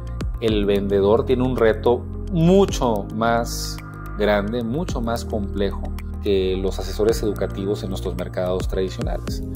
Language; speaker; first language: Spanish; native; Spanish